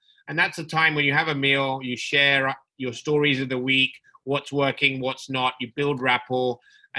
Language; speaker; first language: English; native; English